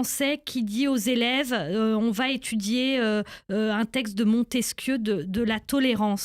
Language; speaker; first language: French; native; French